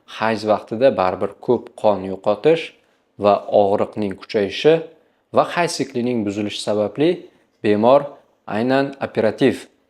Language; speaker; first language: Uzbek; native; Uzbek